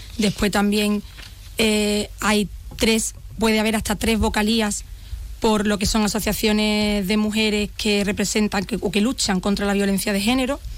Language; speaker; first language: Spanish; native; Spanish